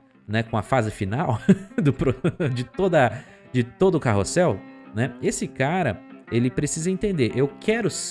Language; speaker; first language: Portuguese; native; Portuguese